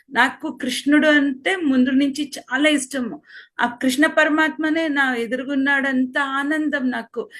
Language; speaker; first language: Telugu; non-native, local second language; Kannada